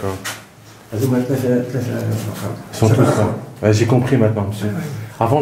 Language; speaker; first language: French; early bilingual, other home language; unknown